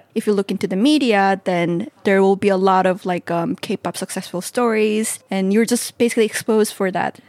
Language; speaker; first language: English; non-native, fluent; Korean